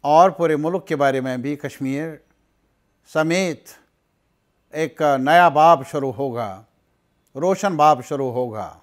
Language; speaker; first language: Urdu; non-native, local second language; Kashmiri